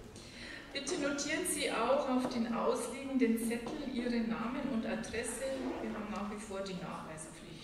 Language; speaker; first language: German; native; German